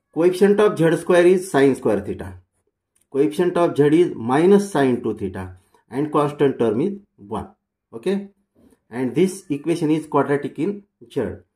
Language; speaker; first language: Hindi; non-native, local second language; Marathi